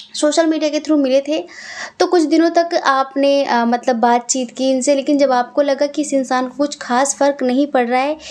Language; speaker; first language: Hindi; native; Hindi